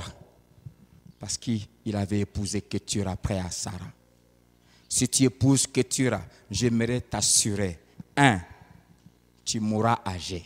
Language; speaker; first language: French; non-native, local second language; Lingala